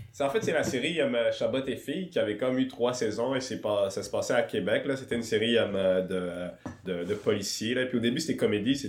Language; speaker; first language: French; early bilingual, other home language; Swahili